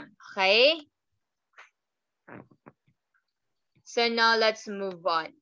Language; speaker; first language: English; non-native, fluent; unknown